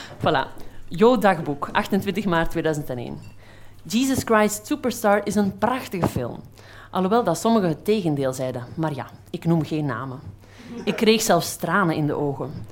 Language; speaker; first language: Dutch; native; Dutch